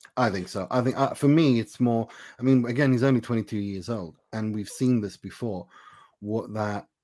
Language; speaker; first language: English; non-native, fluent; Persian